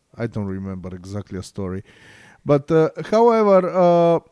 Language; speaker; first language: English; non-native, learner; Bulgarian